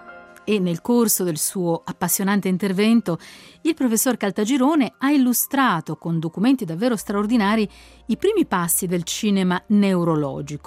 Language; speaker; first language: Italian; native; Italian